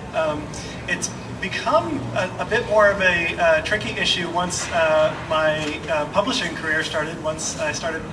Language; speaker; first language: English; native; English